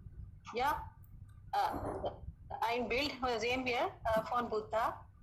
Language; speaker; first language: German; non-native, learner; Hindi